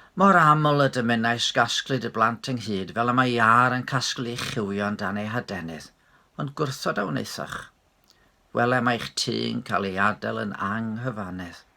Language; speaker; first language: Welsh; native; Welsh